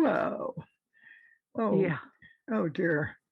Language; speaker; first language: English; native; English